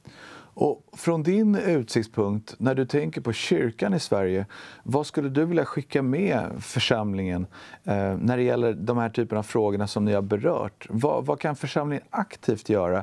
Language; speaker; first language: Swedish; native; Swedish